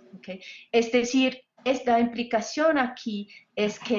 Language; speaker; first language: Spanish; non-native, fluent; English